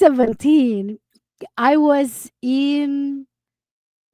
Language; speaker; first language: English; non-native, fluent; Romanian